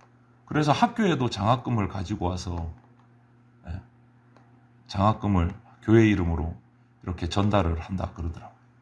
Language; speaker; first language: Korean; native; Korean